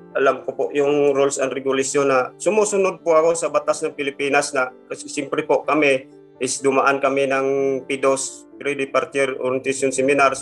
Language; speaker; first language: Filipino; non-native, local second language; Cebuano